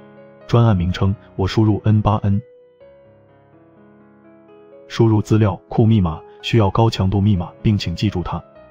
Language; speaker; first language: Chinese; native; Chinese